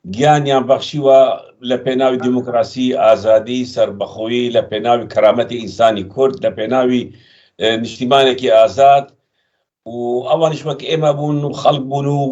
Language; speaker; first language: Central Kurdish; non-native, local second language; Kurdish